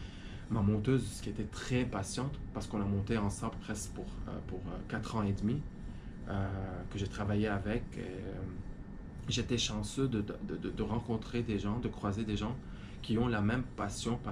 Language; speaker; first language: French; non-native, fluent; Arabic